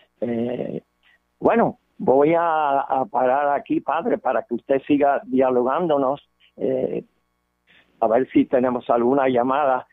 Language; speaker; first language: Spanish; early bilingual, heritage; Spanish